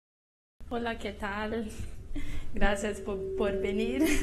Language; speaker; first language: Spanish; non-native, learner; Portuguese